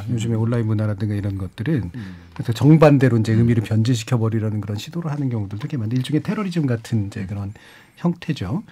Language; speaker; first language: Korean; native; Korean